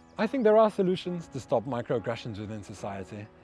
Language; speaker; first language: English; native; English